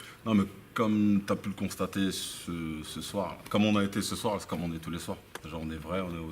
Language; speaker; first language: French; native; French